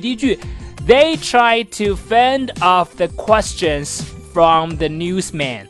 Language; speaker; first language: English; non-native, fluent; Chinese